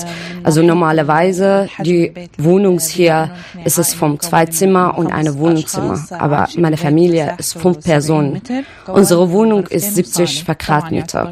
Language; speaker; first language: German; non-native, learner; Arabic